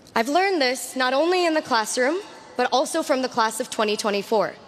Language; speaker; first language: English; native; English